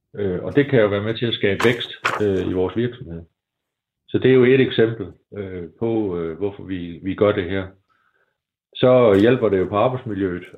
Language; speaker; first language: Danish; native; Danish